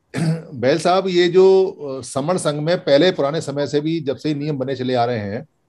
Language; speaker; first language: Hindi; native; Hindi